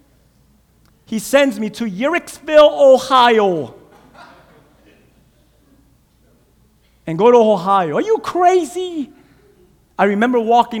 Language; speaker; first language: English; non-native, fluent; Spanish